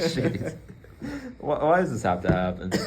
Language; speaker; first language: English; native; English